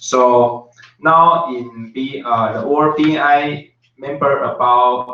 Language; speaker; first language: English; non-native, learner; Chinese